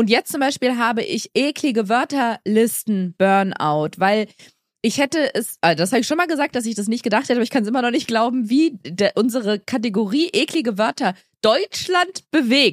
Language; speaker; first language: German; native; German